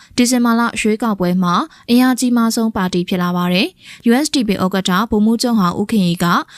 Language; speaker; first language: Burmese; native; Burmese